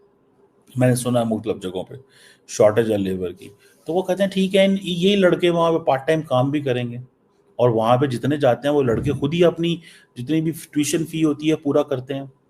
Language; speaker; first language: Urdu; non-native, local second language; Punjabi